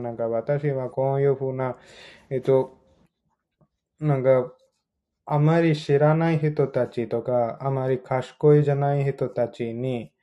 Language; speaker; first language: Japanese; non-native, learner; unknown